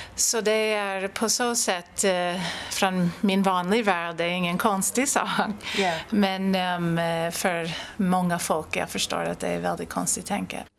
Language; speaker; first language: Swedish; non-native, fluent; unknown